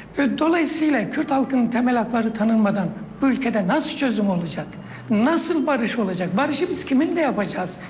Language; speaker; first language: Turkish; non-native, local second language; Kurdish